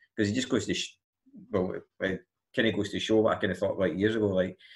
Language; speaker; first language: English; native; English